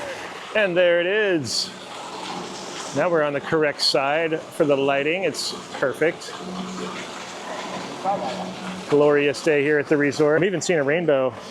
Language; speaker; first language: English; native; English